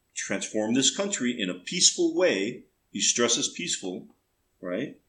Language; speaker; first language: English; early bilingual, other home language; Spanish